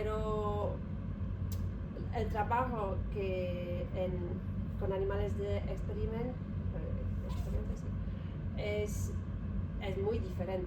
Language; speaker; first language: Spanish; non-native, learner; Polish